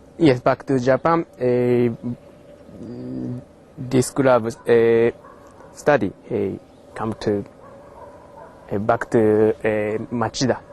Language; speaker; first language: English; non-native, learner; Japanese